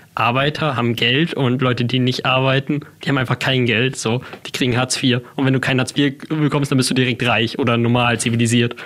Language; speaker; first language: German; native; German